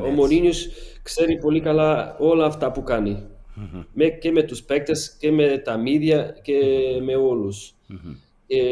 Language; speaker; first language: Greek; non-native, learner; Portuguese